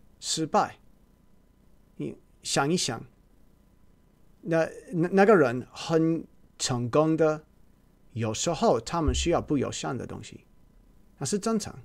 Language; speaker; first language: Chinese; non-native, learner; English